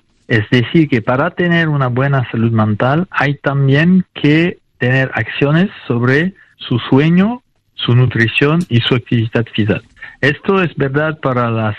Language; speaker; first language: Spanish; non-native, fluent; French